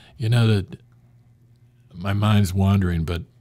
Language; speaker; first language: English; native; English